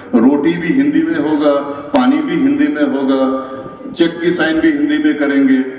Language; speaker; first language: Hindi; non-native, local second language; Bangla